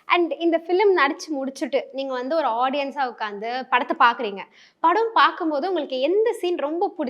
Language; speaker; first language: Tamil; native; Tamil